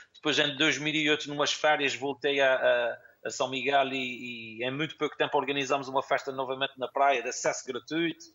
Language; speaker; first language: Portuguese; native; Portuguese